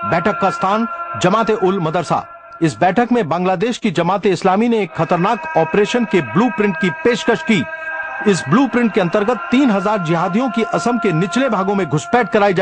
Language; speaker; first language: Hindi; native; Hindi